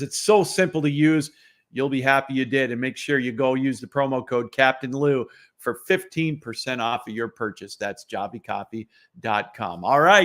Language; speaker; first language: English; native; English